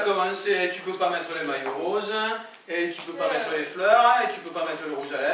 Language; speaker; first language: French; native; French